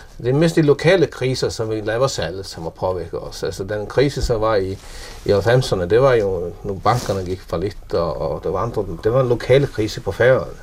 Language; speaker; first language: Danish; non-native, local second language; Faroese